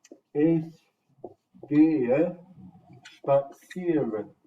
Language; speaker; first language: German; non-native, fluent; English